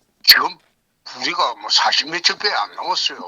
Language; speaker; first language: Korean; native; Korean